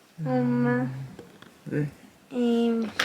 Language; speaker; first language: Korean; early bilingual, heritage; Spanish